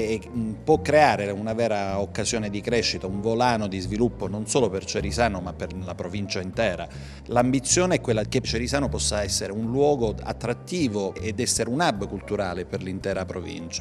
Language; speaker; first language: Italian; native; Italian